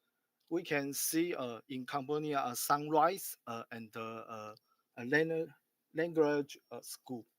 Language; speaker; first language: English; non-native, learner; Chinese